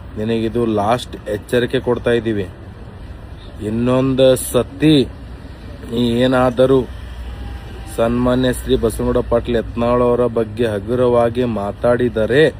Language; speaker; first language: Kannada; native; Kannada